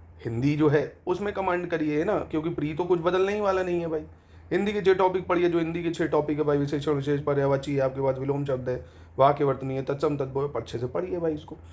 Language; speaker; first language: Hindi; native; Hindi